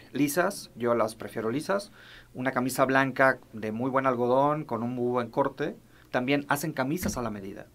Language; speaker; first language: Spanish; native; Spanish